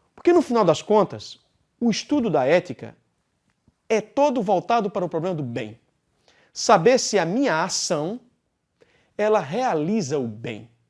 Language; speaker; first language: Portuguese; native; Portuguese